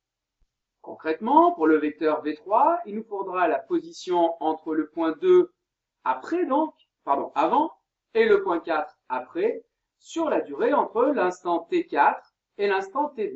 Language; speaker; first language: French; native; French